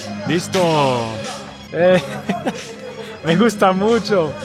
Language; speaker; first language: Spanish; non-native, learner; French